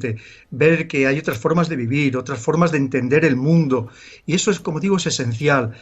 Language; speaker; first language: Spanish; native; Spanish